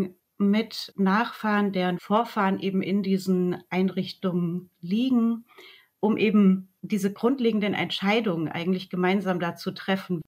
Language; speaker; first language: German; native; German